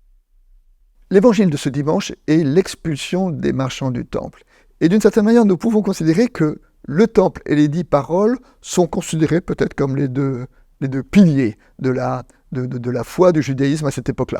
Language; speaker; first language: French; native; French